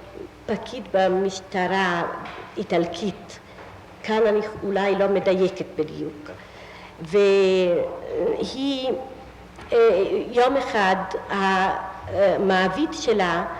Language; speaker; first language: Hebrew; non-native, fluent; Italian